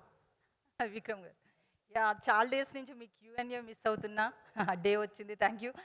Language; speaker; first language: Telugu; native; Telugu